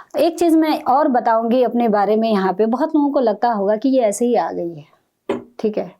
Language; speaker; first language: Hindi; native; Hindi